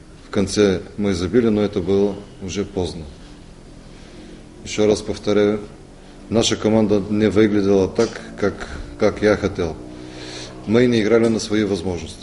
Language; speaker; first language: Russian; non-native, fluent; Bulgarian